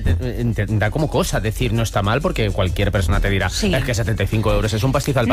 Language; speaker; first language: Spanish; native; Spanish